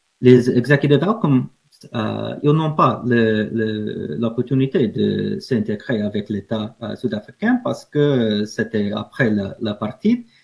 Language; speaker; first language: French; non-native, fluent; English